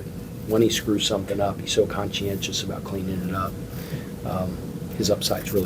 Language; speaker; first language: English; native; English